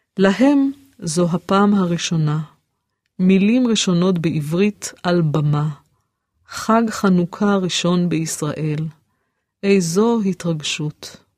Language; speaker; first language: Hebrew; native; Hebrew